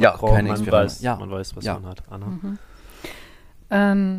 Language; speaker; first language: German; non-native, learner; French